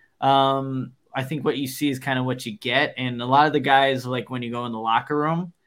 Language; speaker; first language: English; native; English